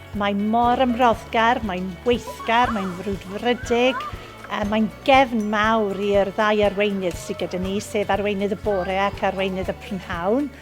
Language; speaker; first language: Welsh; non-native, local second language; English